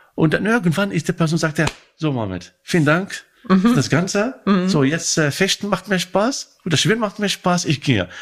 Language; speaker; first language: German; non-native, fluent; Arabic